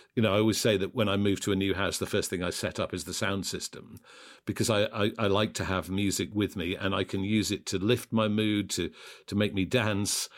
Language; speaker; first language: English; native; English